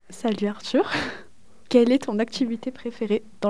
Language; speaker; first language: French; native; French